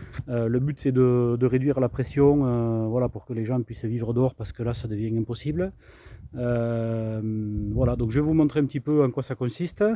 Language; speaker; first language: French; native; French